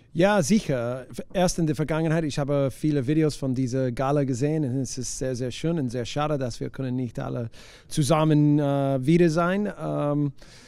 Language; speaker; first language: German; non-native, learner; English